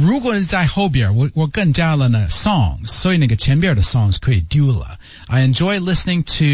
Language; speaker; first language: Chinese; non-native, learner; English